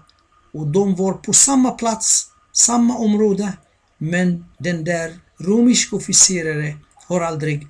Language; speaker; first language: Swedish; non-native, fluent; Arabic